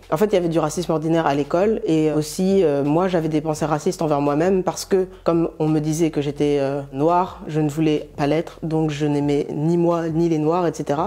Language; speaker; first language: French; native; French